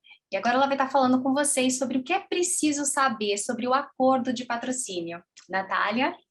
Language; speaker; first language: Portuguese; native; Portuguese